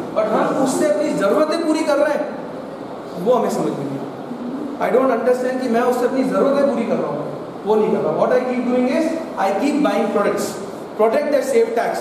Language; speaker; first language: Hindi; native; Hindi